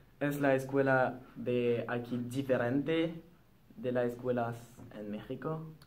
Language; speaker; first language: Spanish; non-native, learner; English